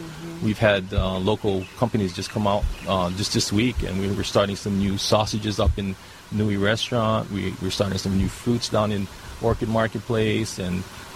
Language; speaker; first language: English; native; English